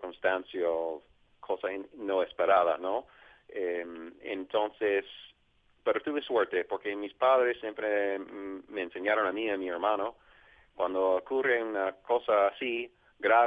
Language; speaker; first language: Spanish; non-native, fluent; English